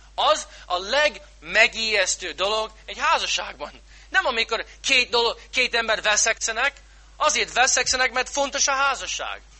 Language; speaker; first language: Hungarian; non-native, fluent; English